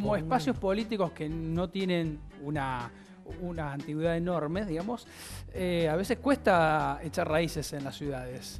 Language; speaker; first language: Spanish; native; Spanish